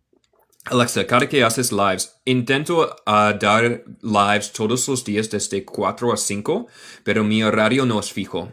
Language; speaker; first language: Spanish; non-native, learner; English